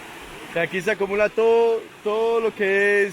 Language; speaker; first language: Spanish; early bilingual, heritage; English